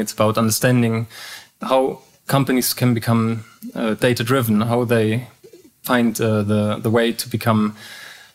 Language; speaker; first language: English; non-native, fluent; German